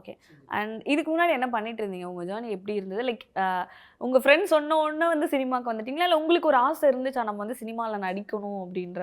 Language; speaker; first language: Tamil; native; Tamil